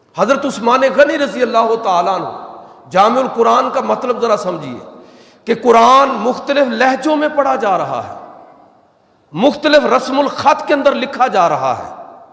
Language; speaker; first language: Urdu; non-native, local second language; Punjabi